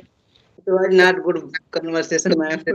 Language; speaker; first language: English; non-native, learner; Hindi